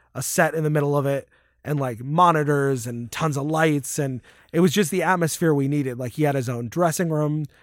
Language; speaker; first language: English; native; English